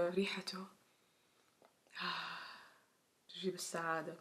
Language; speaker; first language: Arabic; native; Arabic